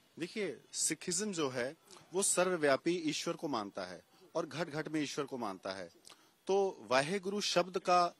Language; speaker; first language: Hindi; native; Hindi